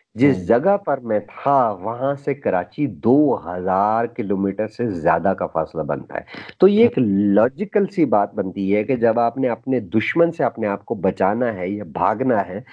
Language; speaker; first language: Urdu; native; Urdu